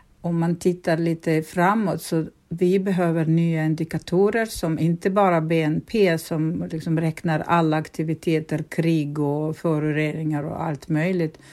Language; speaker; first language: Swedish; non-native, fluent; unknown